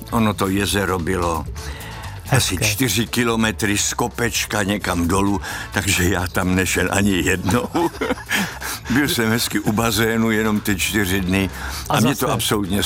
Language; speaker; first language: Czech; native; Czech